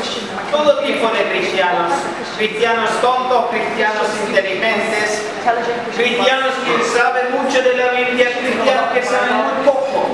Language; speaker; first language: Spanish; non-native, fluent; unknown